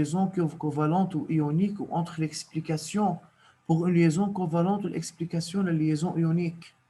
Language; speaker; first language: French; non-native, local second language; Arabic